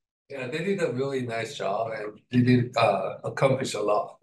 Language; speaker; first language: English; non-native, fluent; Korean